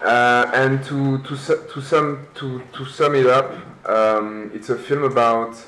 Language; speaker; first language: English; non-native, fluent; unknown